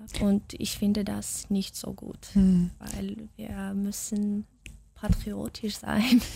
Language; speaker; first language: German; non-native, fluent; Russian